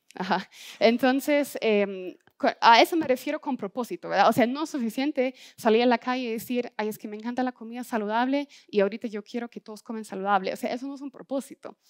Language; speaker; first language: Spanish; non-native, fluent; German